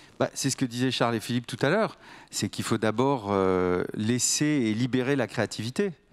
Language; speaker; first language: French; native; French